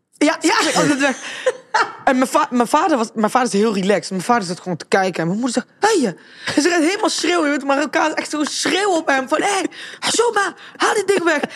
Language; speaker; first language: Dutch; early bilingual, other home language; Riffian